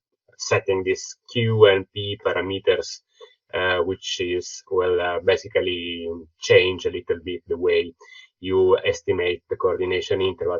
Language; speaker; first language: English; non-native, fluent; Italian